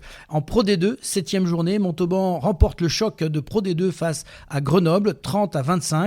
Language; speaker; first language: French; native; French